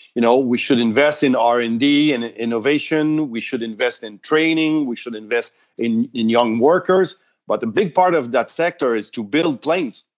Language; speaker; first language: English; non-native, fluent; French